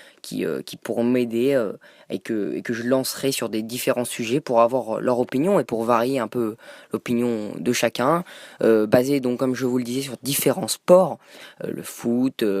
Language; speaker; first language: French; native; French